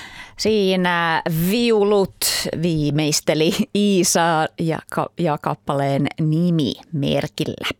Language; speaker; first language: Finnish; native; Finnish